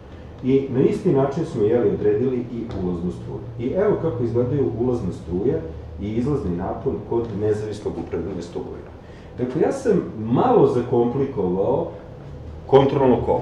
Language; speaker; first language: Serbian; native; Serbian